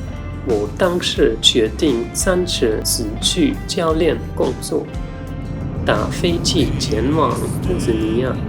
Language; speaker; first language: Chinese; non-native, fluent; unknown